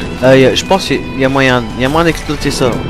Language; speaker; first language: French; native; French